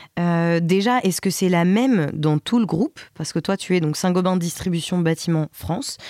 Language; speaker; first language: French; native; French